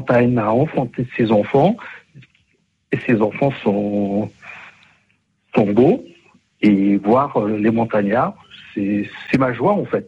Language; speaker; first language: French; non-native, local second language; Kabyle